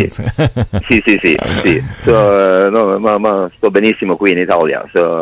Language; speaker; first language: Italian; non-native, fluent; Norwegian